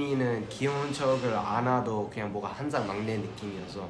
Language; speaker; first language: Korean; early bilingual, heritage; Korean